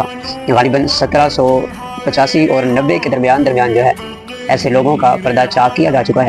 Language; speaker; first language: Urdu; native; Urdu